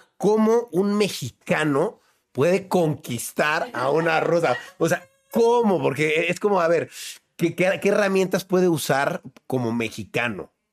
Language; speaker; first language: Spanish; native; Spanish